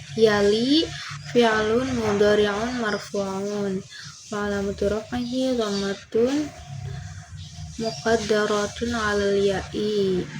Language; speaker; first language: Arabic; non-native, learner; Indonesian